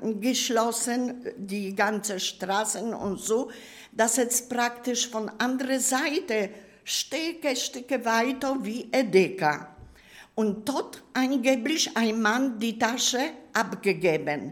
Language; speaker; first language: German; non-native, learner; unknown